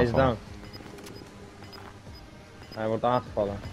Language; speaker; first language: Dutch; early bilingual, other home language; Turkish